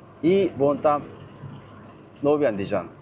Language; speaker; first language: Russian; non-native, learner; Korean